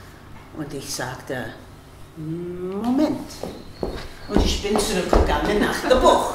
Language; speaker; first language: German; non-native, fluent; English